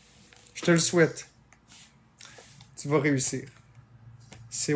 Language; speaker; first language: French; native; French